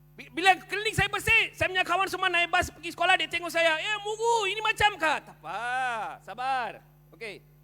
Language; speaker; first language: Malay; non-native, local second language; Tamil